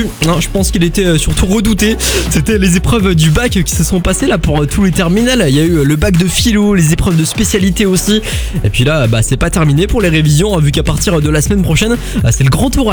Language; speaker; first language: French; native; French